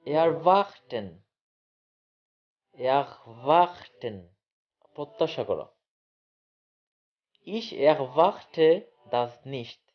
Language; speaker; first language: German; non-native, learner; Bangla